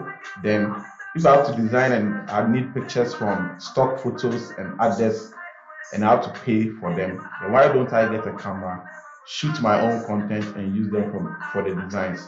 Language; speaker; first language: English; non-native, local second language; Akan